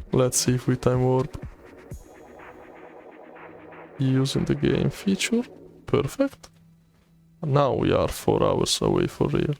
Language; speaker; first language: English; non-native, fluent; Italian